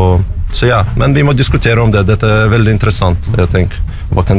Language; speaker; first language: Norwegian; non-native, learner; Russian